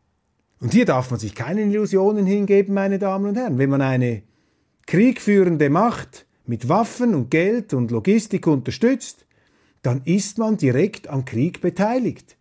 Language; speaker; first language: German; non-native, local second language; Swiss German